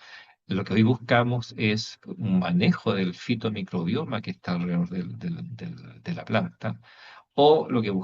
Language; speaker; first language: Spanish; native; Spanish